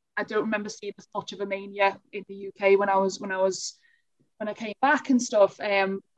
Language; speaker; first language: English; native; English